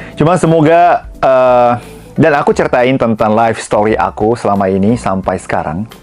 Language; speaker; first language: Indonesian; non-native, fluent; Japanese